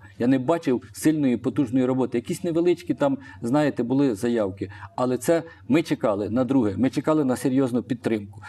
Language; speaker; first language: Ukrainian; non-native, local second language; Russian